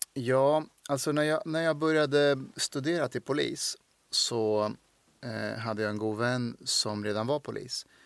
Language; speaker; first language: Swedish; early bilingual, other home language; Persian